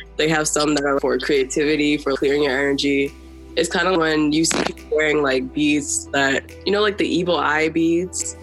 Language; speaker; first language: English; native; English